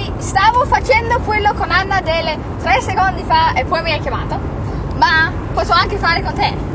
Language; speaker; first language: Italian; non-native, learner; English